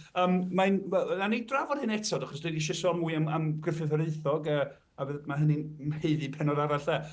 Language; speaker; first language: Welsh; native; Welsh